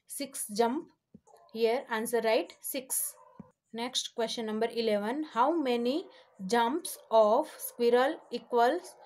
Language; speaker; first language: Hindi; non-native, local second language; Gujarati